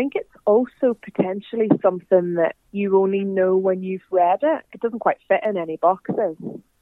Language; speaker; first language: English; native; English